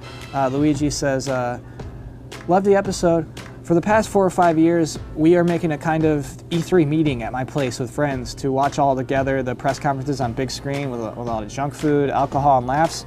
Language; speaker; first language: English; native; English